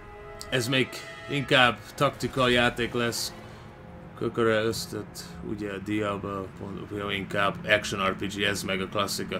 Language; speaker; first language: Hungarian; early bilingual, heritage; Hungarian